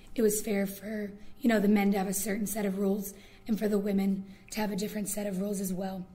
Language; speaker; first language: English; native; English